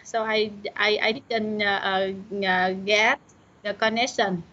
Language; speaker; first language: English; non-native, learner; Vietnamese